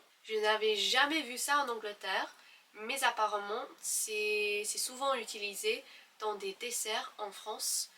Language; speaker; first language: French; non-native, fluent; English